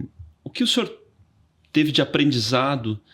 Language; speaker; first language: Portuguese; native; Portuguese